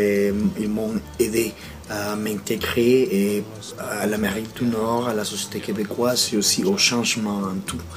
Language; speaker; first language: French; non-native, fluent; Spanish